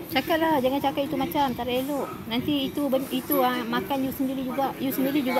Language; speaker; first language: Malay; non-native, local second language; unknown